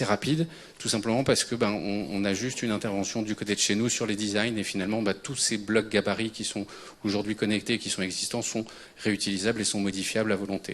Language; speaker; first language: French; native; French